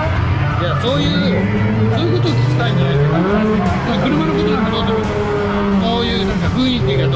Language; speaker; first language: Japanese; native; Japanese